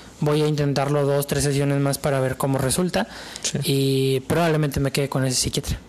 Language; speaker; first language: Spanish; native; Spanish